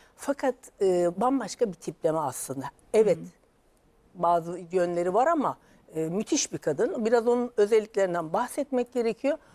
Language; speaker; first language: Turkish; native; Turkish